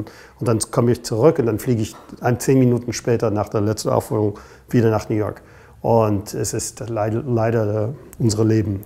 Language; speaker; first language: German; non-native, fluent; English